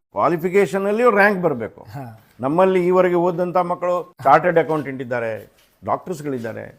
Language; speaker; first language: Kannada; native; Kannada